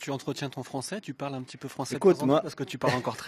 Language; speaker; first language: French; native; French